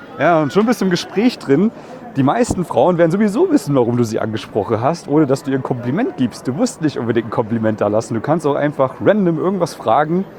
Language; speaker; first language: German; native; German